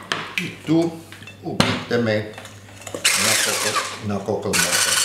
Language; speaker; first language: Polish; non-native, learner; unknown